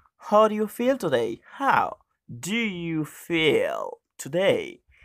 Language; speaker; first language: English; non-native, learner; Haitian Creole